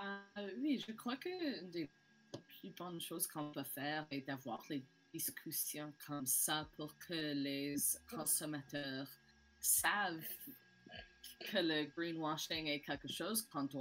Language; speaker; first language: French; non-native, local second language; English